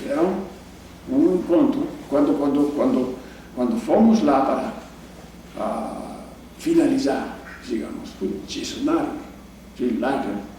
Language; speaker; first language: Portuguese; non-native, fluent; English